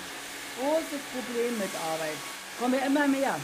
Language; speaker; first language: German; native; German